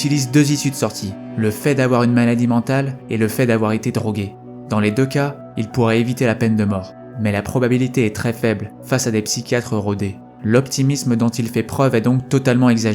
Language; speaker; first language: French; native; French